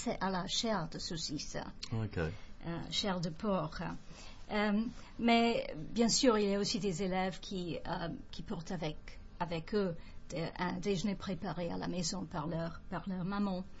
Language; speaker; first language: French; non-native, fluent; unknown